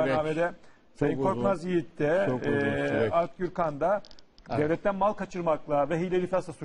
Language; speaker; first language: Turkish; native; Turkish